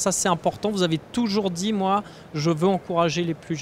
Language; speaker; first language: French; native; French